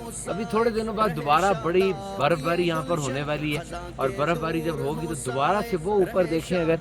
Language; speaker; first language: Urdu; native; Urdu